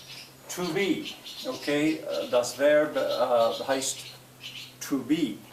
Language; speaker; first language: German; non-native, learner; English